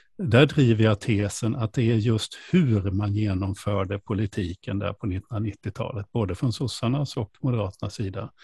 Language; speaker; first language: Swedish; native; Swedish